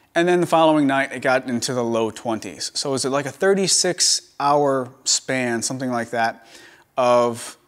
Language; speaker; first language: English; native; English